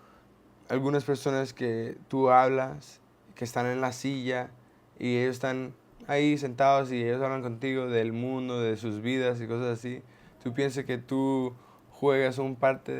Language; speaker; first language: Spanish; non-native, learner; English